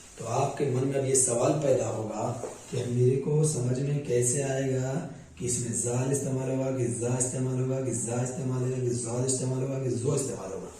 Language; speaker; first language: Hindi; native; Hindi